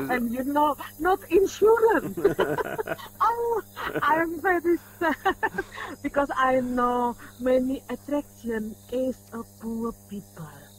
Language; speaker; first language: English; non-native, learner; Indonesian